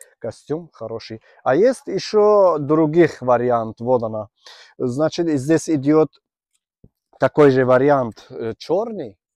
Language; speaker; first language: Russian; non-native, learner; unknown